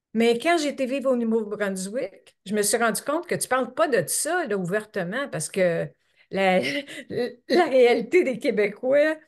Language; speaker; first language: French; native; French